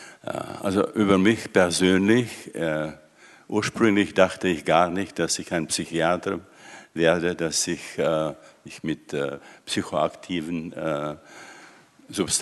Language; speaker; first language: German; non-native, fluent; Czech